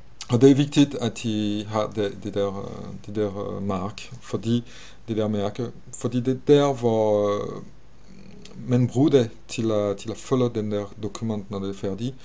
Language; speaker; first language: Danish; non-native, fluent; French